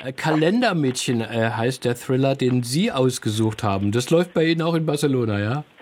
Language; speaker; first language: German; native; German